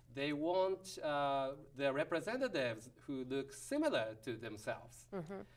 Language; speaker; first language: English; non-native, fluent; Japanese